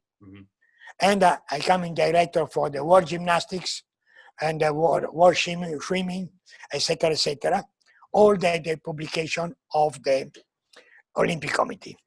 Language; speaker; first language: English; non-native, learner; Italian